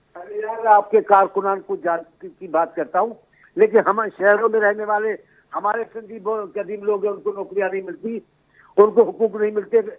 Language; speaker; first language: Urdu; non-native, local second language; Sindhi